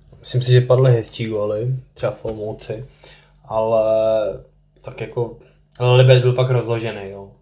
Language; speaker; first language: Czech; native; Czech